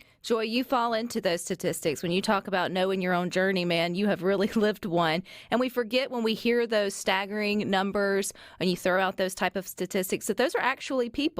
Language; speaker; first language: English; native; English